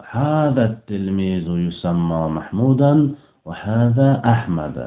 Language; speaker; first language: Arabic; non-native, fluent; Uzbek